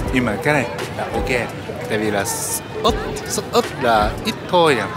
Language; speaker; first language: Vietnamese; non-native, learner; Japanese